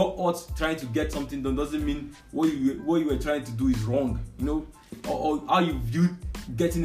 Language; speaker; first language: English; non-native, local second language; Yoruba